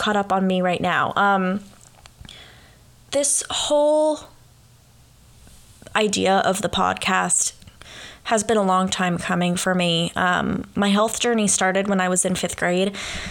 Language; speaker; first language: English; native; English